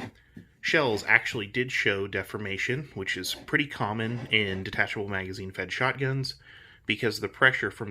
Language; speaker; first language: English; native; English